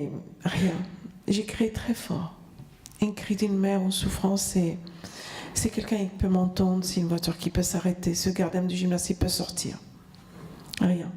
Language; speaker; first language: French; non-native, fluent; Arabic